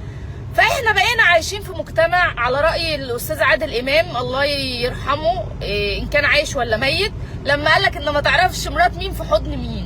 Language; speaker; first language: Arabic; native; Arabic